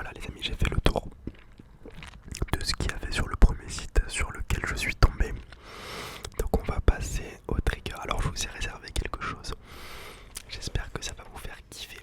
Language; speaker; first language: French; native; French